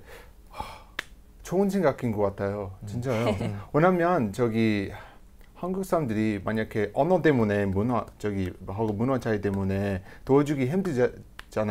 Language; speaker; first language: Korean; non-native, fluent; English